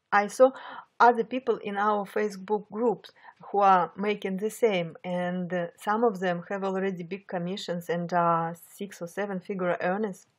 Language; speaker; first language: English; non-native, fluent; Russian